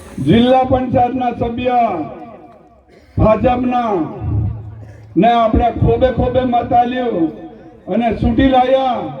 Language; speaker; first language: Gujarati; non-native, local second language; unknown